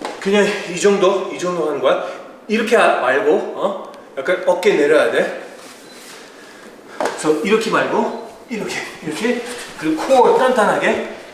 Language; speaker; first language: Korean; early bilingual, heritage; Korean